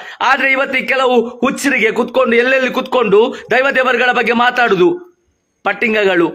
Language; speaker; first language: Kannada; non-native, local second language; Tulu